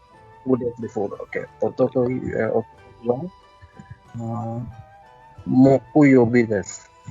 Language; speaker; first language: Japanese; non-native, learner; Hindi